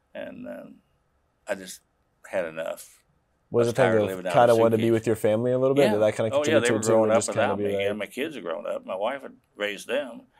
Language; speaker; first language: English; native; English